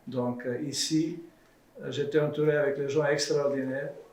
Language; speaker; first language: French; non-native, fluent; Serbian